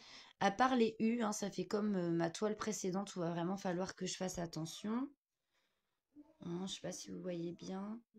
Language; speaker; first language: French; native; French